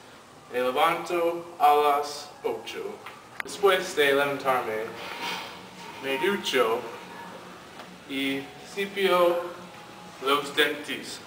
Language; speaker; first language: Spanish; non-native, learner; English